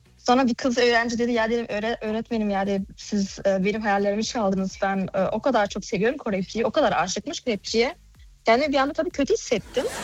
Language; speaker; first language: Turkish; early bilingual, heritage; Turkish